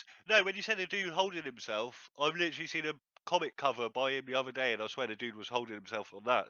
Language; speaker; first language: English; native; English